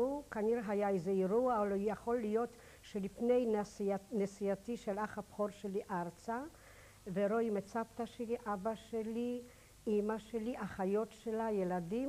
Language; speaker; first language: Hebrew; non-native, fluent; Polish